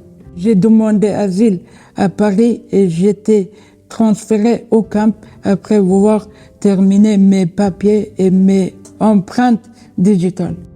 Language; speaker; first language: French; non-native, learner; Persian